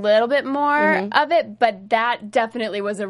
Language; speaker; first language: English; native; English